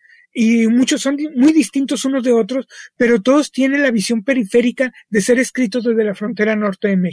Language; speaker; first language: Spanish; native; Spanish